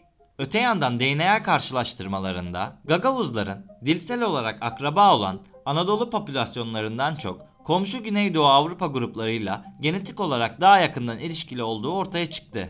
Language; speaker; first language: Turkish; native; Turkish